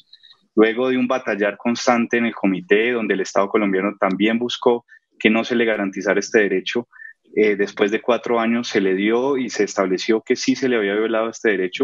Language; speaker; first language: Spanish; native; Spanish